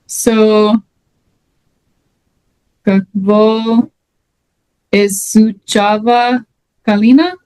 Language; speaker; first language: Bulgarian; non-native, learner; English